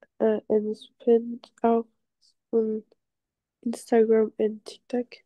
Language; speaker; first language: English; non-native, learner; French